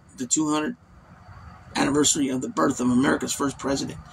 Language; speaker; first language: English; native; English